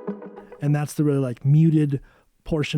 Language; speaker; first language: English; native; English